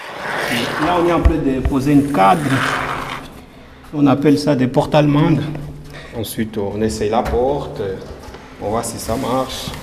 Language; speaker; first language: French; non-native, fluent; Portuguese